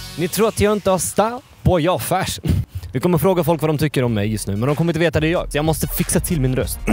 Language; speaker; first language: Swedish; early bilingual, other home language; Russian